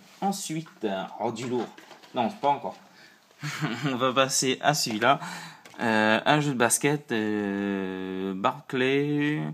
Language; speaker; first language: French; native; French